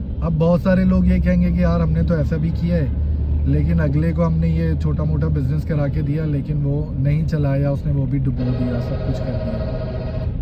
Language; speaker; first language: Urdu; native; Urdu